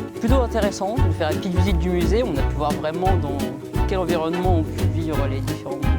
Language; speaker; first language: French; native; French